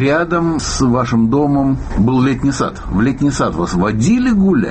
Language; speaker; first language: Russian; native; Russian